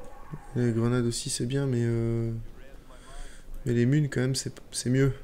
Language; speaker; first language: French; native; French